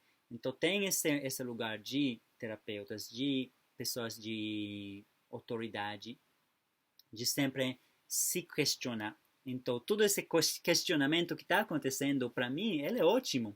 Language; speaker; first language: Portuguese; non-native, fluent; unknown